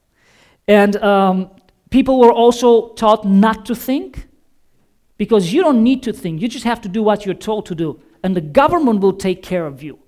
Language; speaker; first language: English; non-native, fluent; Bulgarian